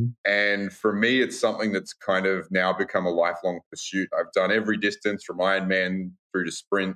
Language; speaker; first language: English; native; English